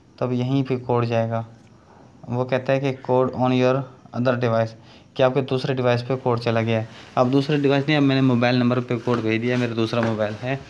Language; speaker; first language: Urdu; native; Urdu